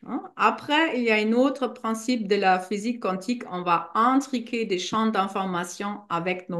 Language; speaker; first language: French; non-native, fluent; German